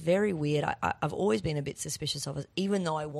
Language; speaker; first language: English; native; English